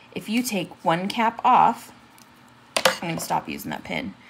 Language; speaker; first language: English; native; English